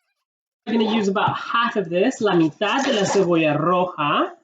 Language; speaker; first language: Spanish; early bilingual, heritage; English